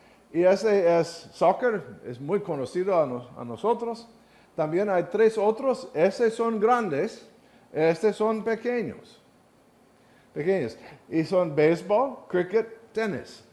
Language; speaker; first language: Spanish; non-native, learner; English